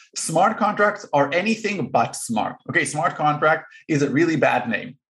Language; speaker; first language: English; non-native, fluent; Hebrew